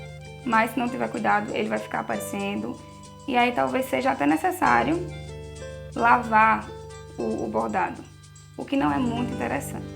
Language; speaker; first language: Portuguese; native; Portuguese